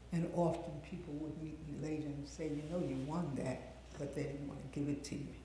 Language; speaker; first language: English; native; English